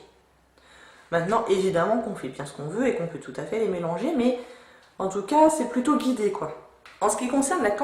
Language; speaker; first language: French; native; French